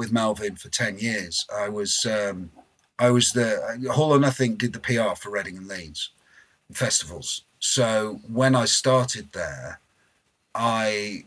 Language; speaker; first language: English; native; English